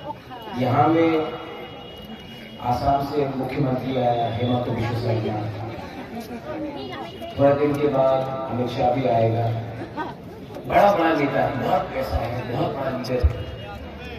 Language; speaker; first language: Hindi; non-native, local second language; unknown